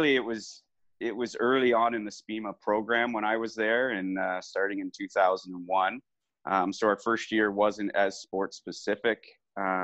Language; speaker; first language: English; native; English